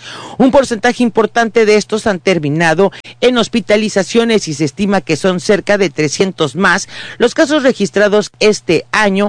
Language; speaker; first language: Spanish; native; Spanish